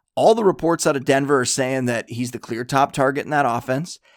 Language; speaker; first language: English; native; English